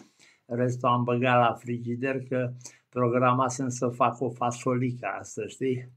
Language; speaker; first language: Romanian; native; Romanian